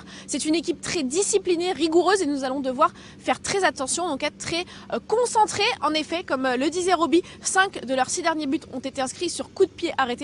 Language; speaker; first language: French; native; French